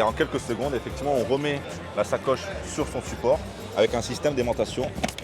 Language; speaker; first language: French; native; French